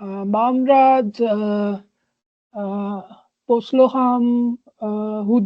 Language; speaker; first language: Czech; non-native, learner; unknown